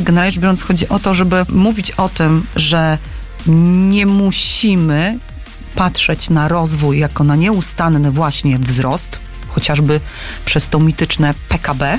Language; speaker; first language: Polish; native; Polish